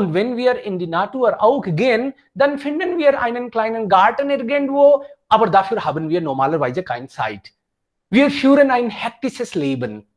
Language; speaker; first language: German; non-native, fluent; Hindi